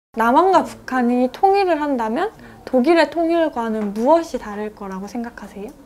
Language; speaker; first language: Korean; native; Korean